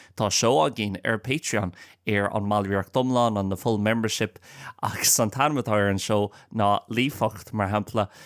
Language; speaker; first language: Irish; non-native, local second language; English